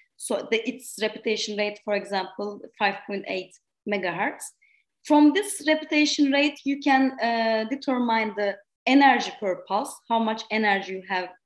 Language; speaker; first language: English; non-native, fluent; Turkish